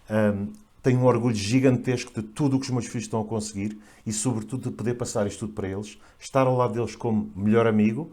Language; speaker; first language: Portuguese; native; Portuguese